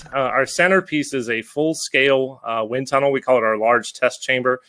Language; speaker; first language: English; native; English